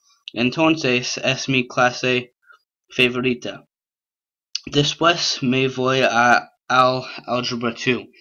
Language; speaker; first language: Spanish; non-native, learner; English